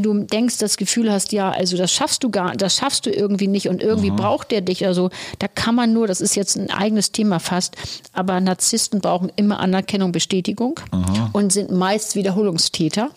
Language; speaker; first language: German; native; German